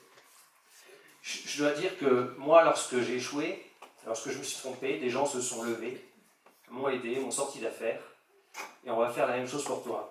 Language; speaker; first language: French; native; French